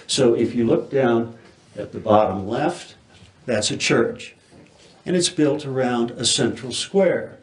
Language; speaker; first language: English; native; English